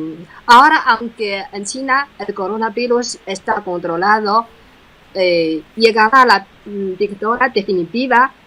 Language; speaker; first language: Spanish; non-native, fluent; Chinese